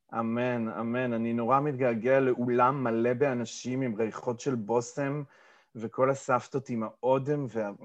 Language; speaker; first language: Hebrew; early bilingual, other home language; English